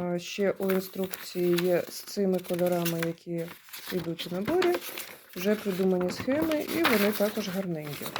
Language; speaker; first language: Ukrainian; non-native, local second language; Russian